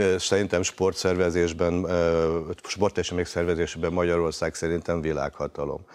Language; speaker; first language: Hungarian; native; Hungarian